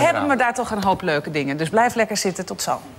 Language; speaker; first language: Dutch; native; Dutch